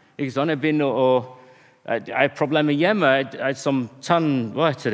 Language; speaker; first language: Norwegian; non-native, fluent; English